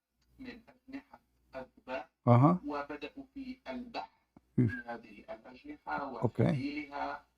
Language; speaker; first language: Arabic; native; Arabic